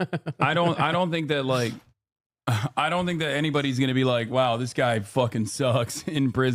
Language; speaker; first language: English; native; English